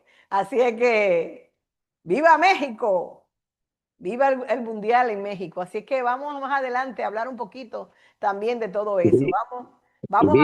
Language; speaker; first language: Spanish; native; Spanish